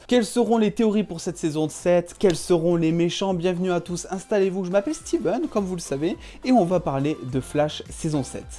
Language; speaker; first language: French; native; French